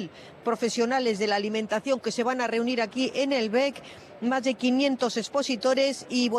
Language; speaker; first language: Spanish; native; Spanish